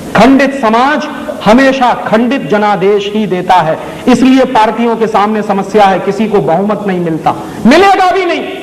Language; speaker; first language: Hindi; native; Hindi